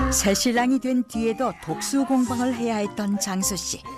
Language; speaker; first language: Korean; native; Korean